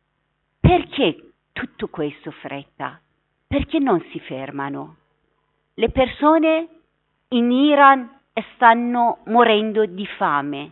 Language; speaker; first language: Italian; non-native, fluent; Persian